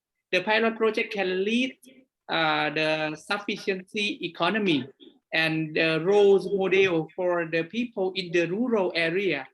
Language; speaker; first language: English; non-native, fluent; Thai